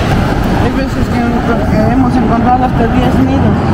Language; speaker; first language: Spanish; native; Spanish